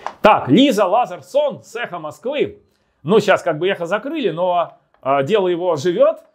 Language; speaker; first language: Russian; native; Russian